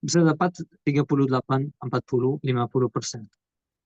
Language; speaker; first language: Indonesian; non-native, learner; Portuguese